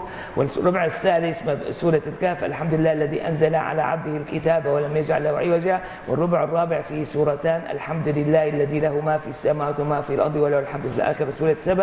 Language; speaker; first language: Arabic; native; Arabic